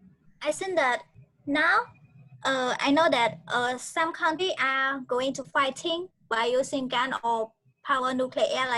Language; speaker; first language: English; non-native, learner; Khmer